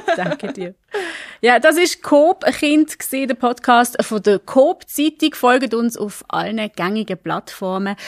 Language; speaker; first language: German; native; German